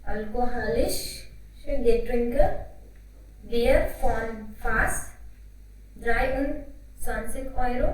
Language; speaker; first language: German; non-native, learner; Hindi